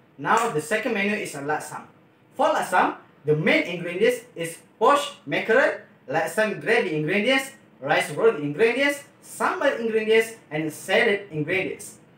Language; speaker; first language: English; non-native, local second language; Malay